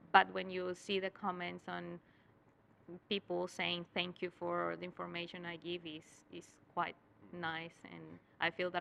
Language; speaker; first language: English; non-native, fluent; Spanish